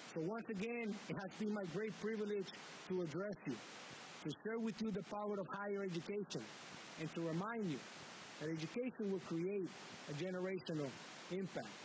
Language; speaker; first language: English; early bilingual, other home language; Spanish